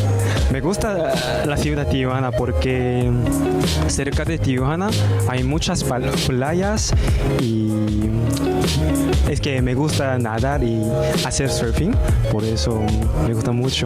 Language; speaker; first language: Spanish; non-native, learner; Korean